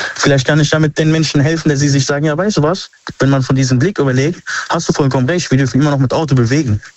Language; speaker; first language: German; early bilingual, other home language; Arabic